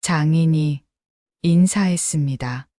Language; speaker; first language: Korean; native; Korean